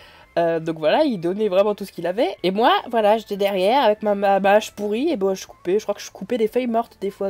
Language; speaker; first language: French; native; French